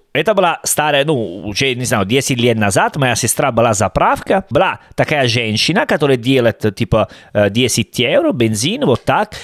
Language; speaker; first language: Russian; non-native, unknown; Italian